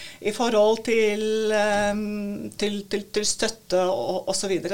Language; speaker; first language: Norwegian; non-native, fluent; Latvian